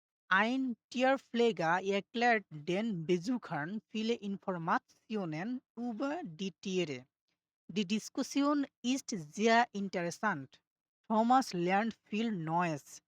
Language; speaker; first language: German; non-native, learner; Bangla